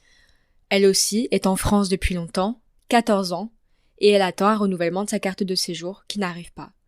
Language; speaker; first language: French; native; French